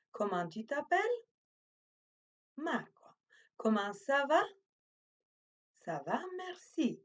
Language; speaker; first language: French; non-native, fluent; Macedonian